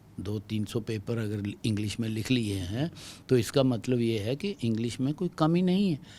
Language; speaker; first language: Hindi; non-native, local second language; Dogri